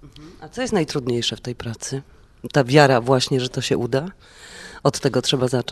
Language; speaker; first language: Polish; native; Polish